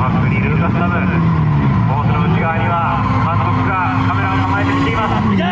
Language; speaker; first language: Japanese; native; Japanese